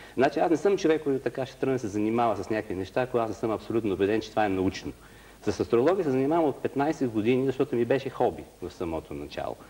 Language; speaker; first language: Bulgarian; native; Bulgarian